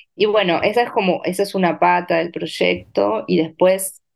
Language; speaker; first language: Spanish; native; Spanish